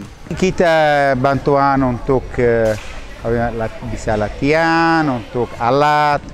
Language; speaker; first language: Indonesian; non-native, learner; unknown